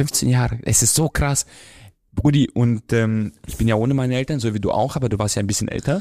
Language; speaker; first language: German; non-native, fluent; Romanian